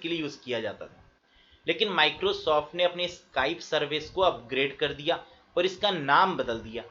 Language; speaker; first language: Hindi; native; Hindi